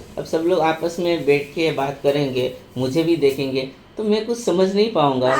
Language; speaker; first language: Hindi; native; Hindi